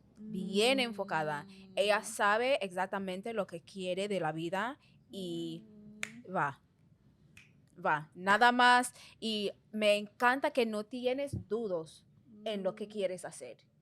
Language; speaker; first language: Spanish; non-native, fluent; English